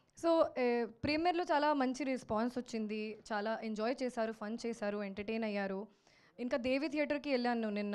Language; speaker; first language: Telugu; non-native, learner; Hindi